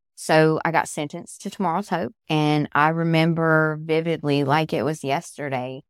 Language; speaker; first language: English; native; English